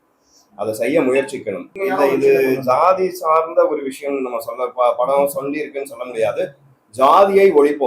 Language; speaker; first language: Tamil; native; Tamil